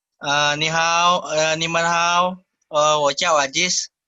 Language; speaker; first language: Chinese; non-native, learner; Indonesian